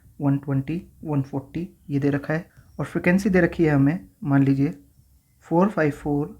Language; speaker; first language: Hindi; native; Hindi